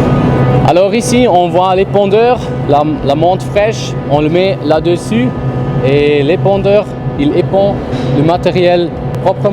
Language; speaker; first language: French; non-native, fluent; German